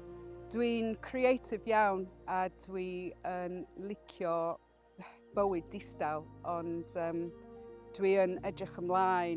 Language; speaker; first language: Welsh; non-native, learner; English